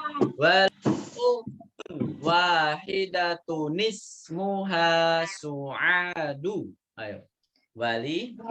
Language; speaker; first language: Arabic; non-native, fluent; Indonesian